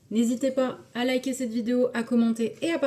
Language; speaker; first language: French; native; French